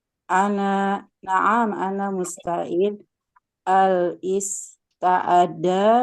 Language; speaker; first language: Arabic; non-native, learner; Indonesian